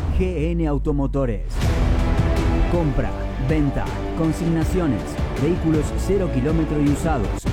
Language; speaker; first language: Spanish; native; Spanish